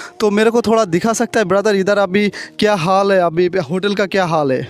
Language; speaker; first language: Hindi; non-native, learner; Bangla